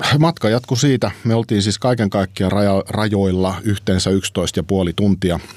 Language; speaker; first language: Finnish; native; Finnish